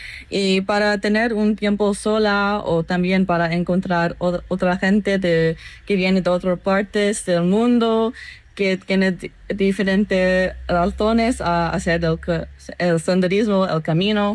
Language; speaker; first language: Spanish; non-native, fluent; English